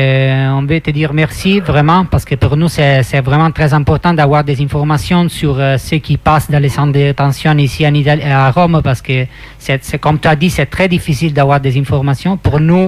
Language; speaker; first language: French; non-native, fluent; Italian